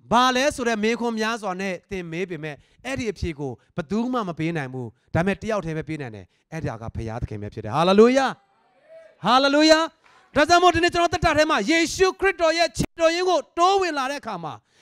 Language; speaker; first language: Burmese; non-native, local second language; Tedim Chin